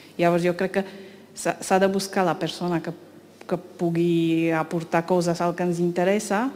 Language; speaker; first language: Catalan; non-native, fluent; Romanian